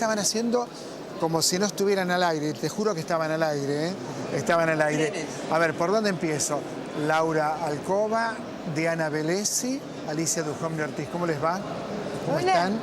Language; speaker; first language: Spanish; native; Spanish